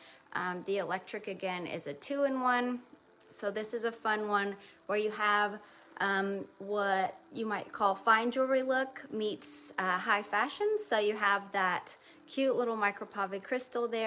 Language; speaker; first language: English; native; English